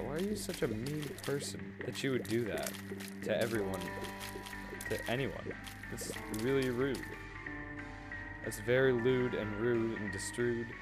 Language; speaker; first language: English; native; English